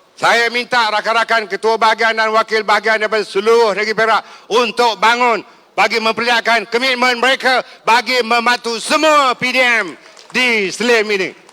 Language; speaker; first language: Malay; native; Malay